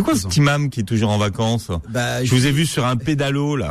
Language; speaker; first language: French; native; French